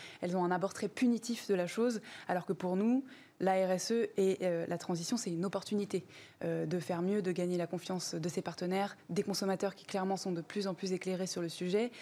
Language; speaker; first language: French; native; French